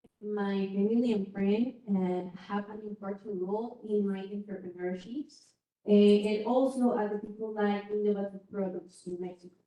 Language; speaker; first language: English; non-native, learner; Spanish